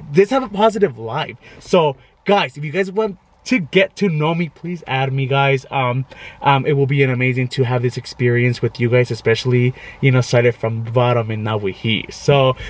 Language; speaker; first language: English; native; English